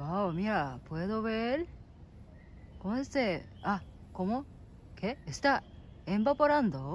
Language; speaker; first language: Spanish; non-native, learner; Japanese